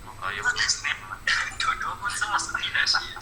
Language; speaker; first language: Japanese; non-native, learner; Indonesian